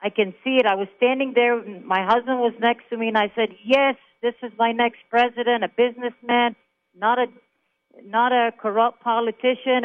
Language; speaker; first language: English; non-native, fluent; Hebrew